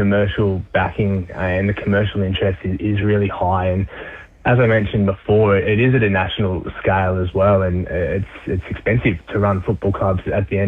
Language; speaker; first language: English; native; English